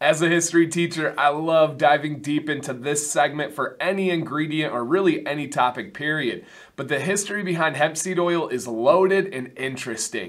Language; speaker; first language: English; native; English